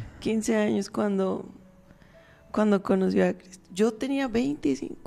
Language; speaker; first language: Spanish; native; Spanish